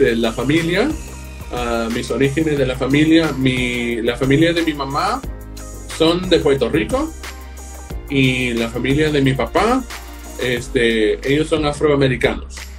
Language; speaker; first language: Spanish; non-native, fluent; English